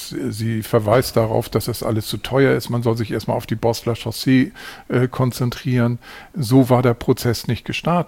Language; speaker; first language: German; native; German